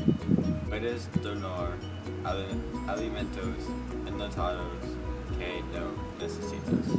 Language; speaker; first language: Spanish; non-native, learner; English